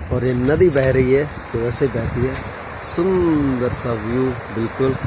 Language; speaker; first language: Hindi; native; Hindi